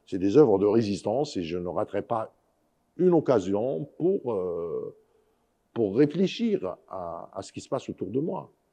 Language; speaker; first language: French; non-native, local second language; Arabic